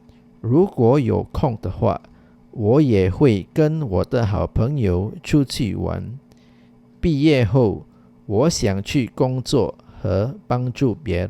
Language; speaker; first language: Chinese; non-native, fluent; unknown